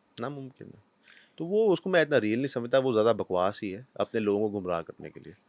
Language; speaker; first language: Urdu; non-native, local second language; Punjabi